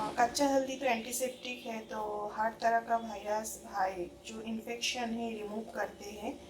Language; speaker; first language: Hindi; non-native, local second language; Bangla